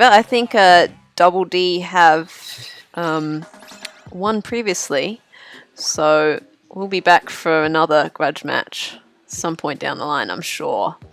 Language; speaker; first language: English; native; English